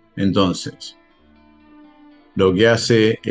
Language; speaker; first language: Spanish; native; Spanish